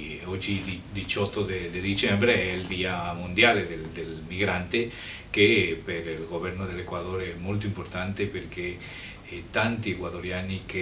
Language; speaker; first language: Italian; non-native, fluent; Spanish